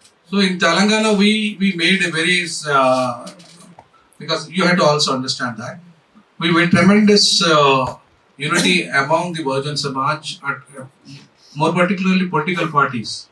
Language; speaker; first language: English; non-native, local second language; Telugu